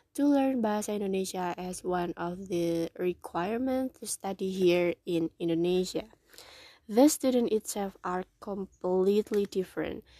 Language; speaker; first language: English; non-native, fluent; Indonesian